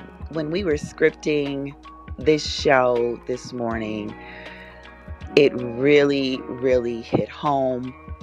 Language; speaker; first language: English; native; English